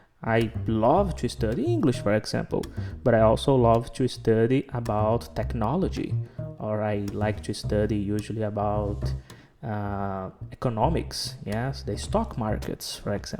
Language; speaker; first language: English; non-native, fluent; Portuguese